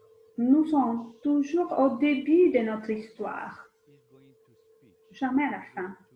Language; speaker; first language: French; non-native, fluent; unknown